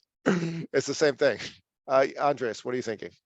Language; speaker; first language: English; native; English